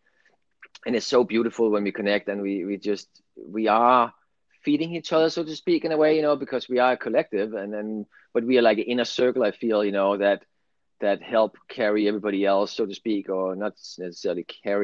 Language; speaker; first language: English; non-native, fluent; Danish